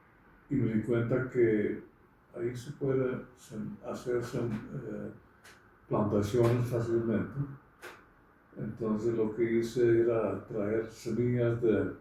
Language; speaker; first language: Spanish; non-native, fluent; Dutch